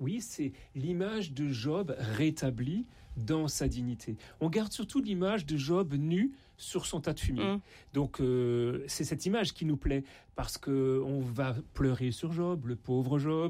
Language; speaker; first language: French; native; French